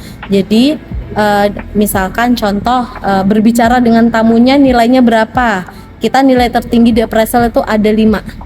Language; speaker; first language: Indonesian; native; Indonesian